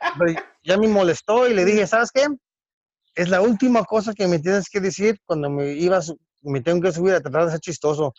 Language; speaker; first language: Spanish; early bilingual, heritage; Spanish